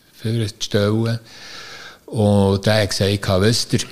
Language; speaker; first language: German; native; German